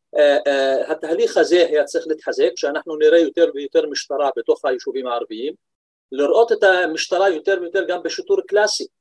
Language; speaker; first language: Hebrew; non-native, local second language; Arabic